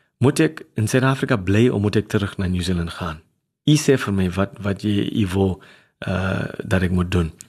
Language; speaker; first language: Afrikaans; non-native, local second language; English